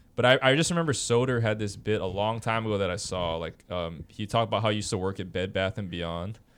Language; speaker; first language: English; native; English